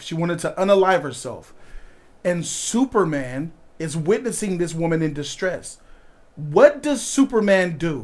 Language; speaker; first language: English; native; English